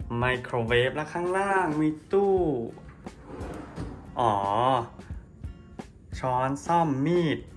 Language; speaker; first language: Thai; non-native, fluent; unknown